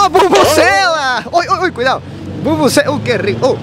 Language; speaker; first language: Portuguese; non-native, learner; Spanish